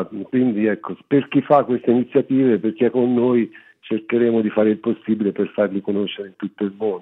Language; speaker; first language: Italian; native; Italian